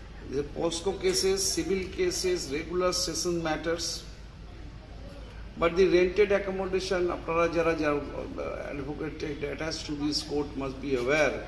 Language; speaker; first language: English; non-native, local second language; Bangla